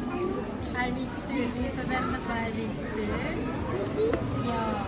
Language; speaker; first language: Swedish; non-native, learner; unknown